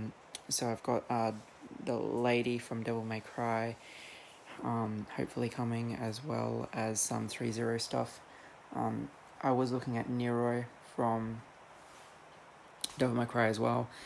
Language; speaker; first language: English; native; English